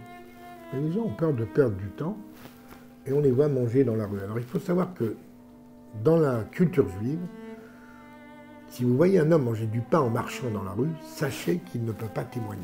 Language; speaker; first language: French; native; French